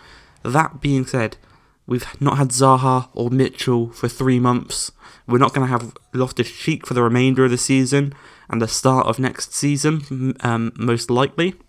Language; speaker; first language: English; native; English